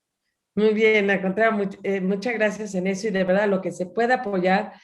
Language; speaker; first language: Spanish; native; Spanish